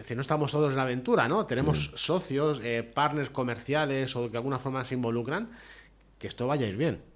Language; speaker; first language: Spanish; native; Spanish